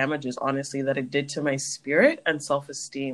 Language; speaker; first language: English; native; English